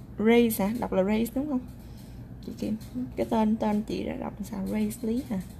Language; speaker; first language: Vietnamese; native; Vietnamese